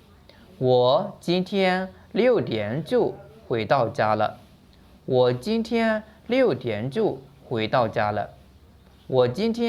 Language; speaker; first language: Chinese; non-native, fluent; Burmese